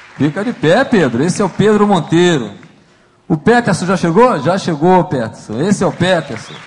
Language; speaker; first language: Portuguese; native; Portuguese